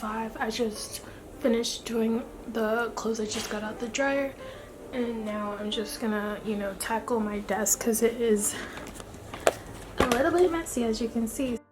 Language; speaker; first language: English; native; English